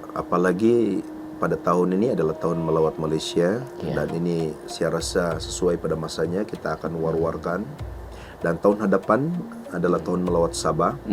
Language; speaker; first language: Malay; non-native, local second language; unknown